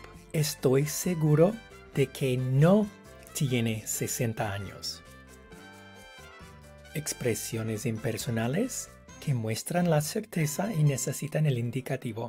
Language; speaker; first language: Spanish; non-native, fluent; English